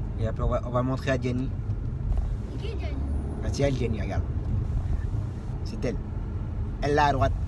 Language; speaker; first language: French; native; French